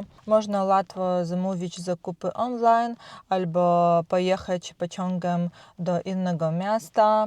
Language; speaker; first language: Polish; non-native, learner; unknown